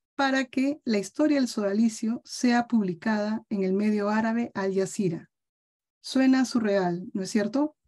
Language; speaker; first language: Spanish; native; Spanish